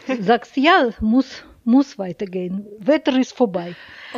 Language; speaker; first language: German; non-native, learner; Russian